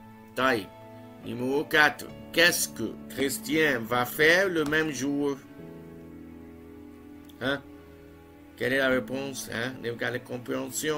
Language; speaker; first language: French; non-native, fluent; Arabic